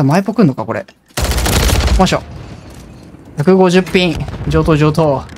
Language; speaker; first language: Japanese; native; Japanese